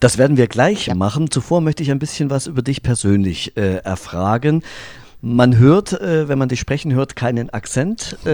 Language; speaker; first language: German; native; German